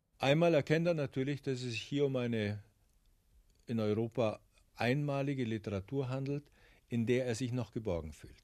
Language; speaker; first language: German; native; German